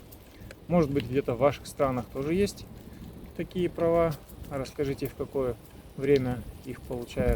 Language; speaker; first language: Russian; native; Russian